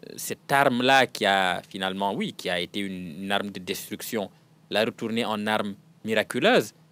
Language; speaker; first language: French; non-native, local second language; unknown